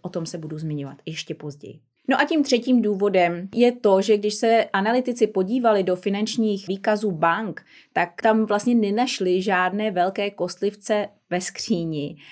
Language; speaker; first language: Czech; native; Czech